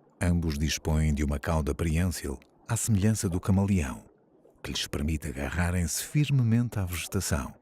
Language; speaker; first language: Portuguese; native; Portuguese